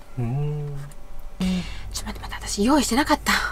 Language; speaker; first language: Japanese; native; Japanese